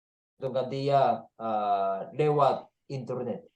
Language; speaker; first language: Indonesian; non-native, learner; Japanese